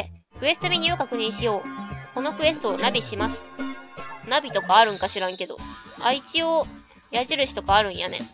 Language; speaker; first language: Japanese; native; Japanese